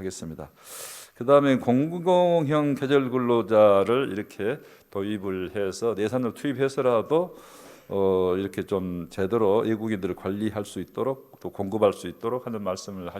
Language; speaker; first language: Korean; native; Korean